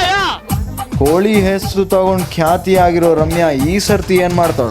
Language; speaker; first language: Kannada; native; Kannada